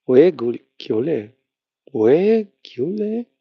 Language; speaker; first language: Korean; non-native, learner; English